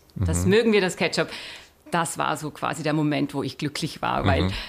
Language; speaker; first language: German; native; German